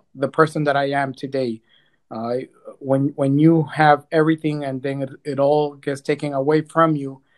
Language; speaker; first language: English; early bilingual, other home language; Spanish